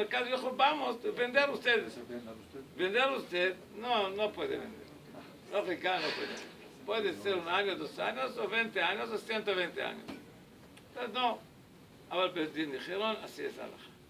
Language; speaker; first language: Spanish; non-native, learner; Hebrew